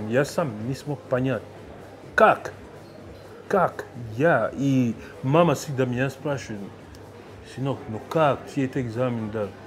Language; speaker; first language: Russian; non-native, fluent; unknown